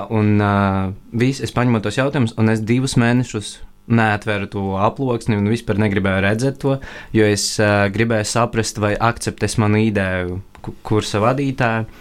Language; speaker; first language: Latvian; non-native, local second language; Russian